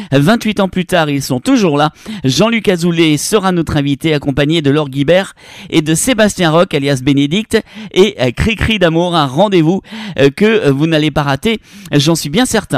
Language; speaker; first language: French; native; French